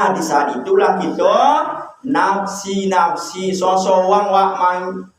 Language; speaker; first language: Malay; non-native, local second language; Minangkabau